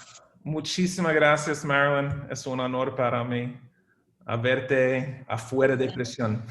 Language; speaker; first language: Spanish; non-native, fluent; English